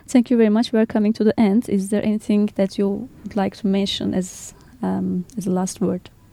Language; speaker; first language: English; non-native, fluent; Turkish